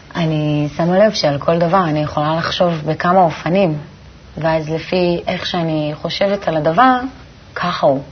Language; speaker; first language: Hebrew; native; Hebrew